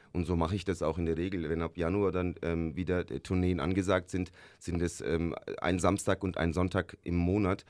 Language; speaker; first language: German; early bilingual, other home language; Turkish